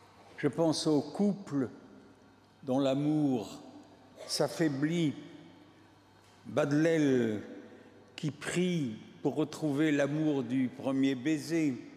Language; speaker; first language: French; native; French